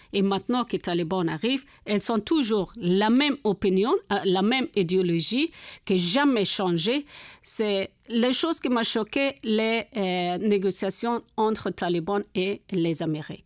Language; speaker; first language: French; non-native, learner; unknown